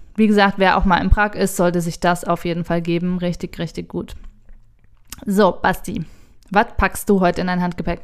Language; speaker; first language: German; native; German